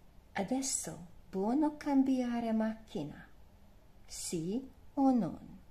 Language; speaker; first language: Italian; non-native, learner; Hungarian